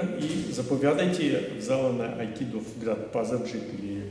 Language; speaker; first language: Bulgarian; non-native, learner; Russian